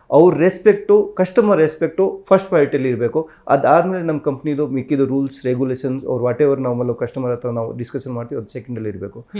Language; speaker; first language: Kannada; non-native, fluent; Hindi